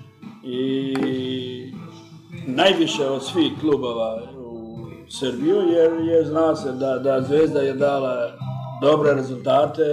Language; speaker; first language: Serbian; early bilingual, heritage; Serbian